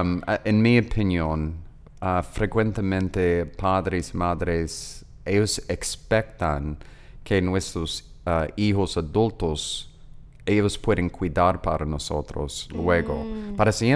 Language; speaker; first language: Spanish; non-native, learner; English